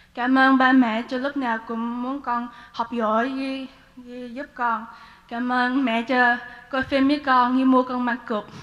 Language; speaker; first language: Vietnamese; early bilingual, heritage; Vietnamese